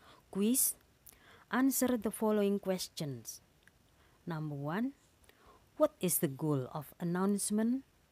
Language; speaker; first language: English; non-native, fluent; Indonesian